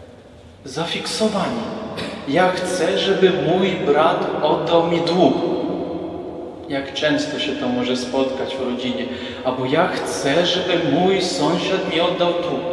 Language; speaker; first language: Polish; non-native, local second language; Ukrainian